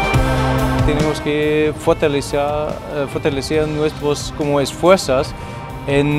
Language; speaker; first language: Spanish; non-native, fluent; German